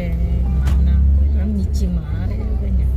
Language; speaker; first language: Korean; non-native, learner; Filipino